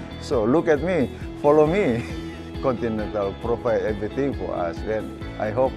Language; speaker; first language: English; non-native, fluent; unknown